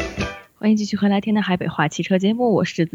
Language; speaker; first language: Chinese; native; Chinese